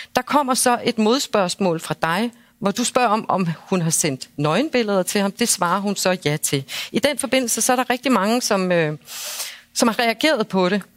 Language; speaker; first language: Danish; native; Danish